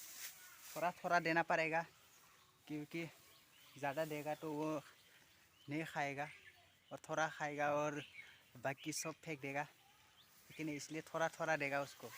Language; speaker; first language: Hindi; non-native, local second language; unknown